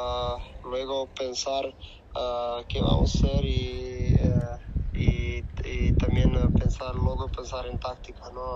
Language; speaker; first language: Spanish; non-native, fluent; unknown